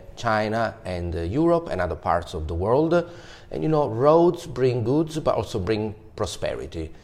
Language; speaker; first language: English; non-native, fluent; Italian